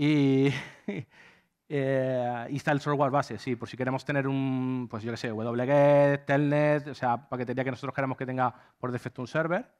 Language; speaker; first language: Spanish; native; Spanish